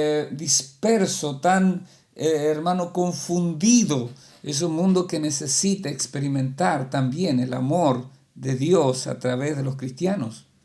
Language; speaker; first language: Spanish; native; Spanish